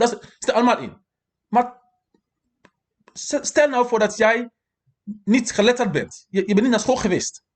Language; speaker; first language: Dutch; non-native, fluent; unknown